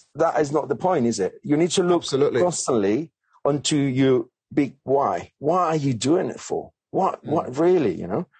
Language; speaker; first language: English; non-native, fluent; Spanish